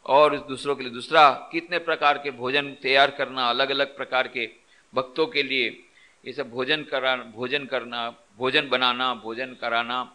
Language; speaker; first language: Hindi; non-native, local second language; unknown